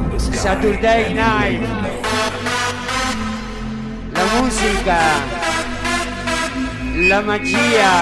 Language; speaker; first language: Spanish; non-native, learner; Italian